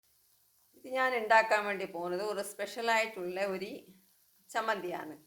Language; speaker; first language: Malayalam; native; Malayalam